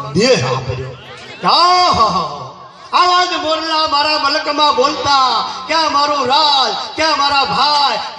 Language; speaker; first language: Gujarati; native; Gujarati